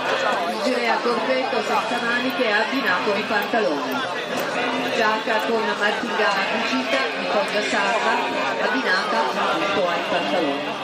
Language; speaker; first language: Italian; native; Italian